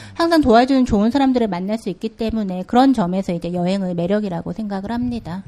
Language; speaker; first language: Korean; native; Korean